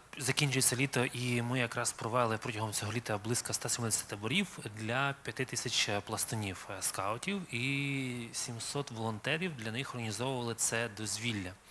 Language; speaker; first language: Ukrainian; native; Ukrainian